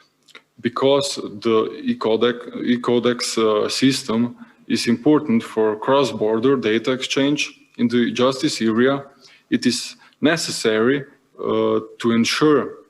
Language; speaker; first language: English; non-native, fluent; Slovenian